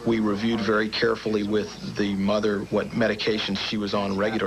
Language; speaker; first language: English; native; English